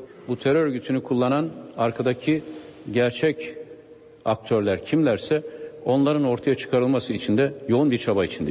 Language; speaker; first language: Turkish; native; Turkish